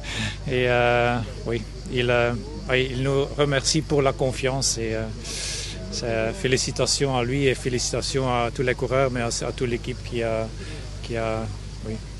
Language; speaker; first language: French; non-native, local second language; Dutch